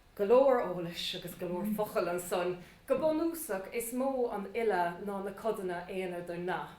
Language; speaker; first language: Irish; native; Irish